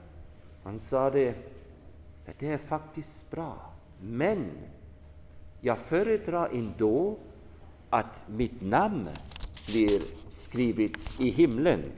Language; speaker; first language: Swedish; non-native, fluent; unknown